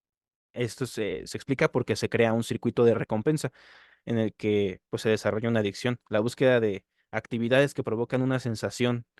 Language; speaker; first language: Spanish; native; Spanish